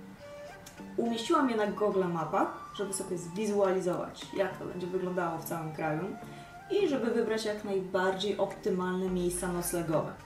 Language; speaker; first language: Polish; native; Polish